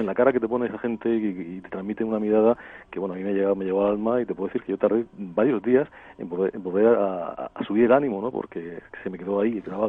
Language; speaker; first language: Spanish; native; Spanish